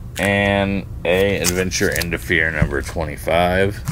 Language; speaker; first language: English; native; English